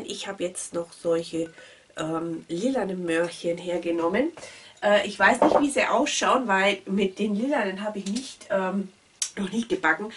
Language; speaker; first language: German; native; German